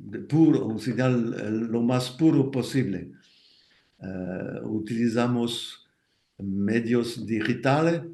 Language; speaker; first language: Spanish; non-native, fluent; French